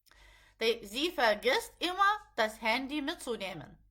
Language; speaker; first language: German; non-native, fluent; Lithuanian